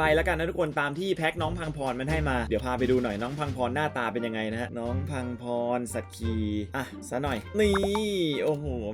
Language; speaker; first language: Thai; native; Thai